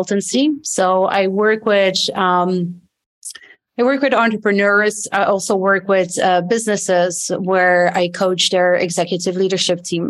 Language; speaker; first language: English; non-native, fluent; Dutch